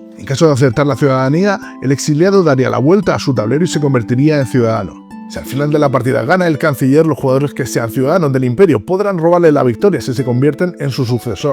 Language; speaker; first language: Spanish; native; Spanish